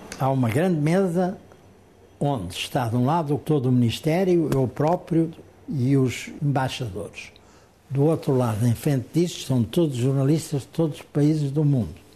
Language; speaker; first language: Portuguese; native; Portuguese